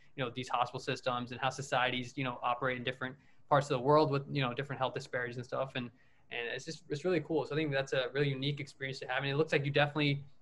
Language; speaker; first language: English; native; English